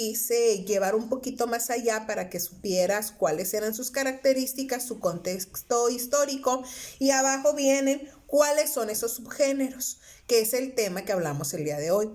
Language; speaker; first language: Spanish; native; Spanish